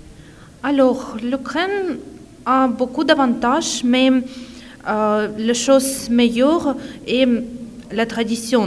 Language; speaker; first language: French; non-native, fluent; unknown